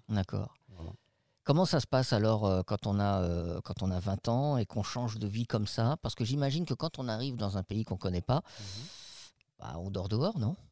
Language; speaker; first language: French; native; French